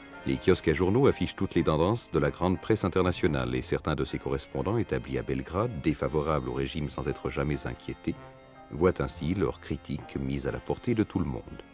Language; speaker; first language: French; native; French